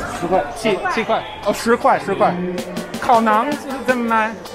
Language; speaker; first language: Chinese; non-native, fluent; English